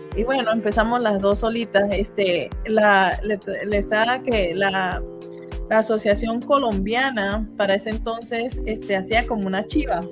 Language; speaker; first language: Spanish; native; Spanish